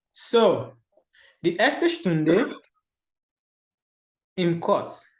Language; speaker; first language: German; non-native, learner; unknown